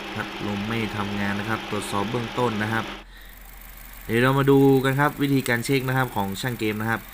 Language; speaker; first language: Thai; native; Thai